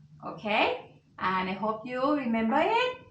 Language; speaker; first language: English; non-native, fluent; Thai